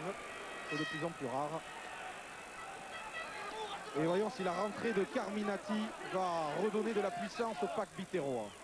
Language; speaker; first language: French; native; French